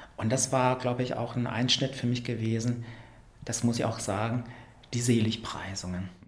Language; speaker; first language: German; early bilingual, other home language; Vietnamese